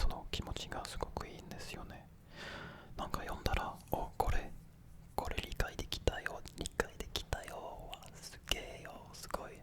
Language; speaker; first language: Japanese; non-native, fluent; French